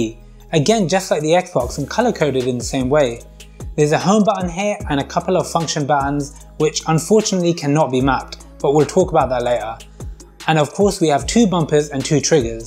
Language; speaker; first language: English; native; English